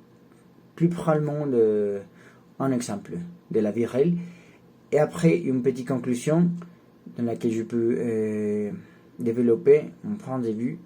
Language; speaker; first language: French; non-native, learner; Spanish